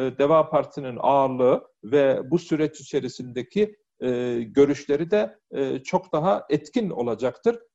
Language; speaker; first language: Turkish; early bilingual, heritage; Turkish